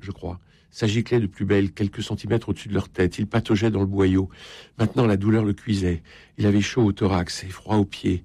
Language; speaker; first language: French; native; French